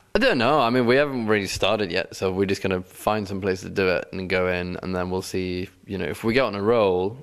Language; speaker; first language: English; non-native, fluent; Swedish